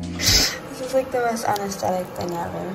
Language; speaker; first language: English; native; English